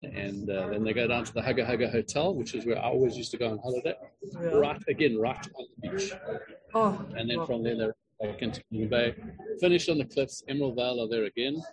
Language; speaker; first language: English; native; English